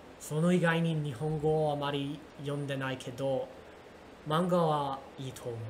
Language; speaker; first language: Japanese; non-native, learner; English